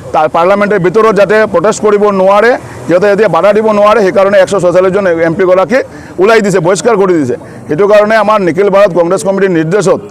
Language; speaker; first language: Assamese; non-native, local second language; Bangla